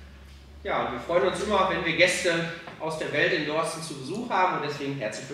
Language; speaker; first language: German; native; German